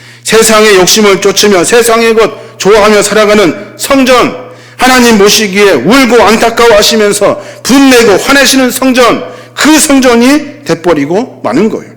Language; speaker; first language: Korean; native; Korean